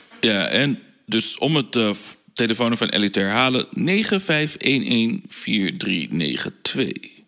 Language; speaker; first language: Dutch; early bilingual, heritage; Dutch